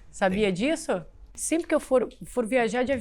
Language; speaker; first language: Portuguese; native; Portuguese